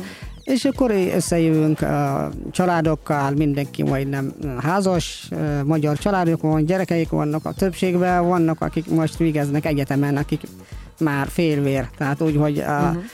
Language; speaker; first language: Hungarian; non-native, fluent; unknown